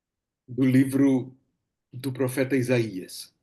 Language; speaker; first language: Portuguese; native; Portuguese